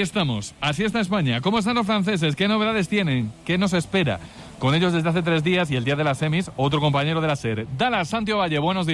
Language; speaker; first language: Spanish; native; Spanish